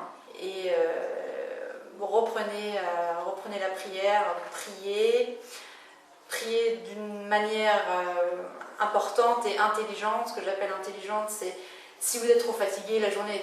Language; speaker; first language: French; native; French